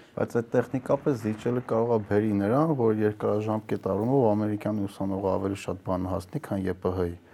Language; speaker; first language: Armenian; native; Armenian